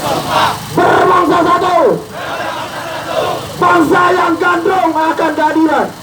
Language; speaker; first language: Indonesian; native; Indonesian